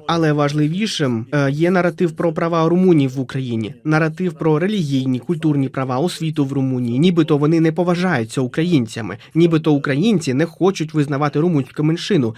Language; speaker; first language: Ukrainian; non-native, fluent; Romanian